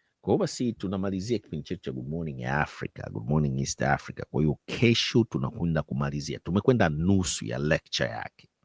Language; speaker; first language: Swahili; native; Swahili